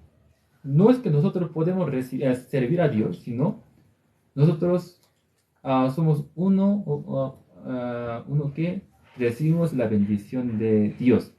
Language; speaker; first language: Spanish; non-native, learner; Korean